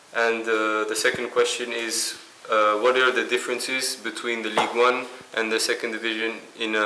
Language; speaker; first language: English; non-native, fluent; French